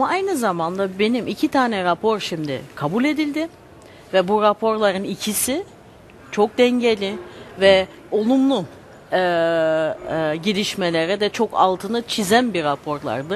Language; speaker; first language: Turkish; early bilingual, heritage; Turkish